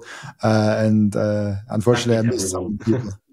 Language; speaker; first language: English; non-native, fluent; German